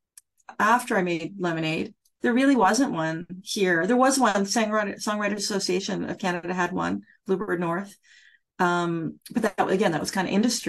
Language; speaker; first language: English; native; English